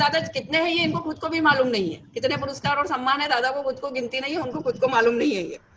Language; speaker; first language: Hindi; native; Hindi